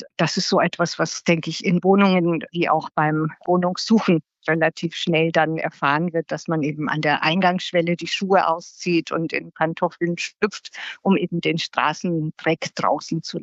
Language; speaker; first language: German; native; German